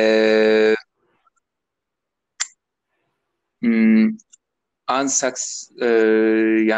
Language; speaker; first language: English; non-native, learner; Turkish